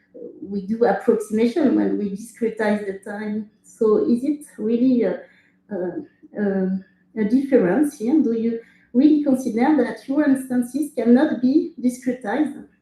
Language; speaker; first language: English; non-native, fluent; French